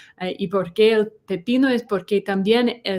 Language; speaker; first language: Spanish; non-native, fluent; English